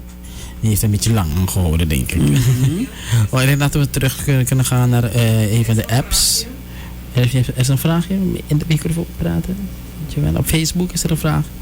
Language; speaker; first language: Dutch; native; Dutch